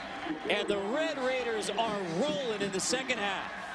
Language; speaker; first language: English; native; English